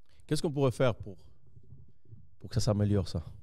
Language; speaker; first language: French; native; French